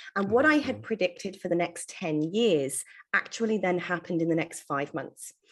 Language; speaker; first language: English; native; English